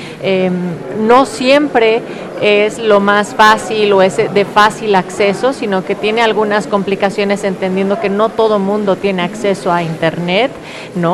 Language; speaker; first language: Spanish; native; Spanish